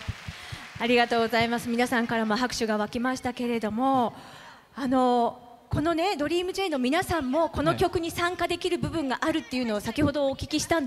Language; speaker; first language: Japanese; native; Japanese